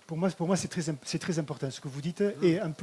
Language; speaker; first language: French; native; French